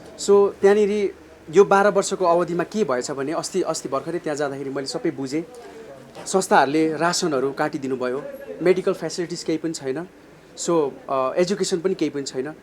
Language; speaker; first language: Nepali; native; Nepali